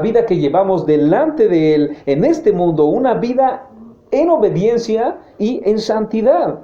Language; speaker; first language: Spanish; native; Spanish